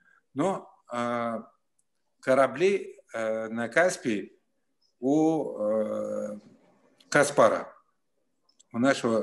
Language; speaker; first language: Russian; non-native, fluent; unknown